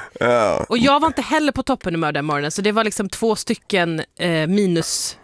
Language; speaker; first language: Swedish; early bilingual, other home language; Persian